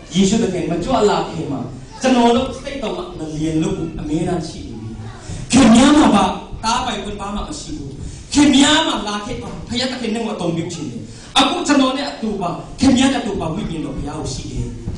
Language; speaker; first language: Burmese; non-native, local second language; Tedim Chin